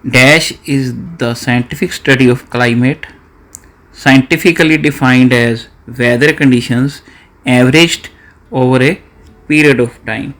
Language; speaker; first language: English; non-native, local second language; Punjabi